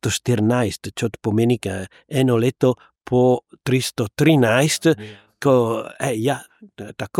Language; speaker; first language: Slovenian; non-native, learner; Italian